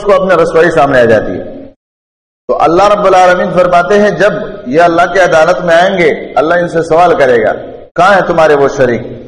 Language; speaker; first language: Urdu; non-native, local second language; Pashto